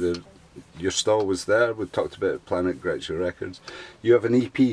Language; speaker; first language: English; native; English